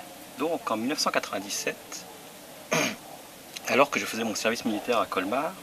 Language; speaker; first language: French; native; French